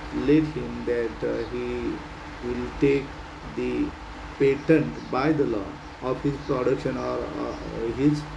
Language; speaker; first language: English; non-native, local second language; Marathi